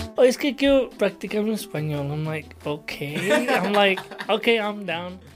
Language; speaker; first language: Spanish; native; Spanish